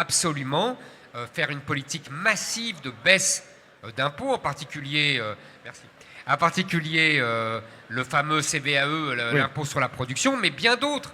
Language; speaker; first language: French; native; French